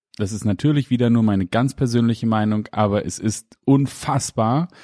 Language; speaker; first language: German; native; German